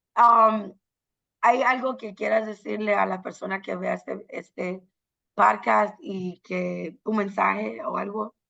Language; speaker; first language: Spanish; early bilingual, heritage; Spanish